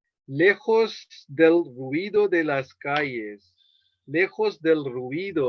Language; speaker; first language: Spanish; non-native, fluent; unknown